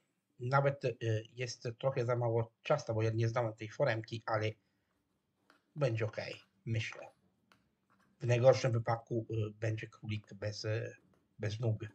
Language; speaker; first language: Polish; non-native, fluent; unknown